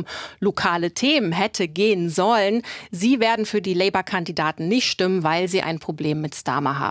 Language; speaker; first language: German; native; German